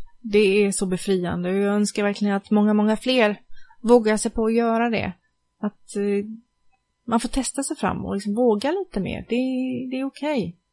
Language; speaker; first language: Swedish; native; Swedish